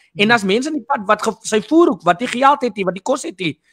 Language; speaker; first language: Afrikaans; native; Afrikaans